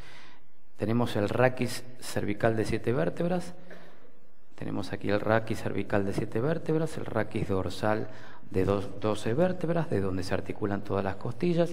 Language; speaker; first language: Spanish; native; Spanish